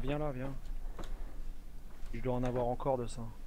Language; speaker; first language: French; native; French